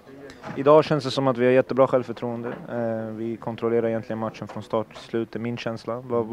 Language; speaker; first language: Swedish; native; Swedish